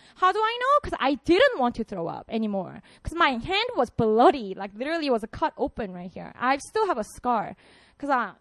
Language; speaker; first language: English; non-native, fluent; Korean